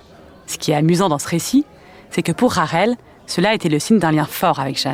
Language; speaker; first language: French; native; French